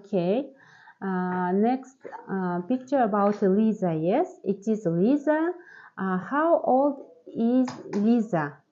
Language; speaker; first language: English; non-native, learner; Kazakh